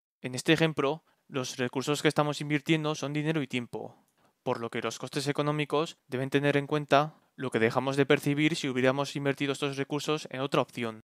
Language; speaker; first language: Spanish; native; Spanish